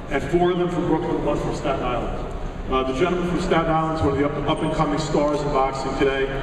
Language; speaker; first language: English; native; English